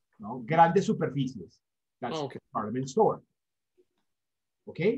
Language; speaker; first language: English; non-native, fluent; Spanish